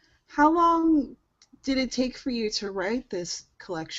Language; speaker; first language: English; native; English